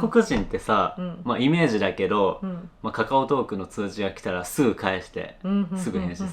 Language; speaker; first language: Japanese; native; Japanese